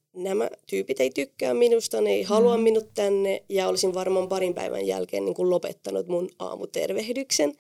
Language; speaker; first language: Finnish; non-native, fluent; Spanish